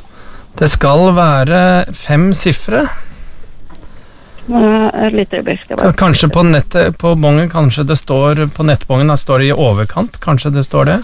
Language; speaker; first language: Norwegian; native; Norwegian